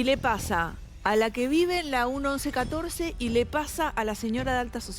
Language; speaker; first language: Spanish; native; Spanish